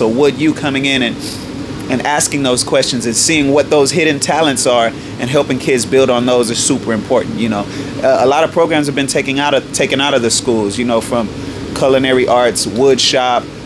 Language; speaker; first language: English; native; English